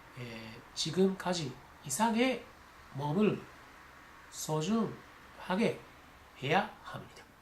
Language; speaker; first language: Korean; non-native, learner; Japanese